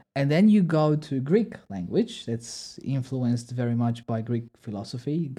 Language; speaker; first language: English; non-native, fluent; Polish